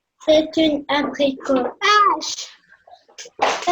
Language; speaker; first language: French; non-native, learner; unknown